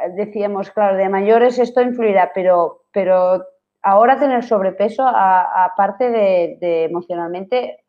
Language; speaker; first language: Spanish; non-native, local second language; Catalan